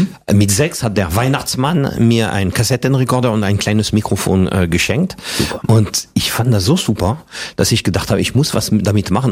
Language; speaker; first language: German; non-native, fluent; French